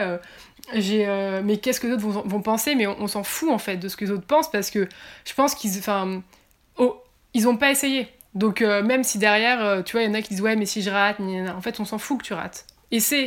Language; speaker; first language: French; native; French